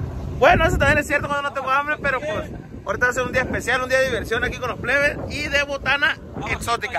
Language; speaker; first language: Spanish; native; Spanish